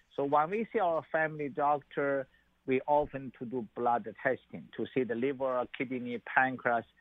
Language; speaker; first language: English; non-native, learner; Chinese